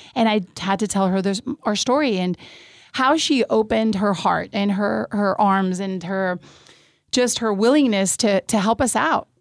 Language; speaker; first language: English; early bilingual, other home language; Spanish